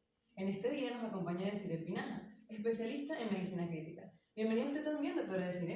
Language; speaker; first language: Spanish; native; Spanish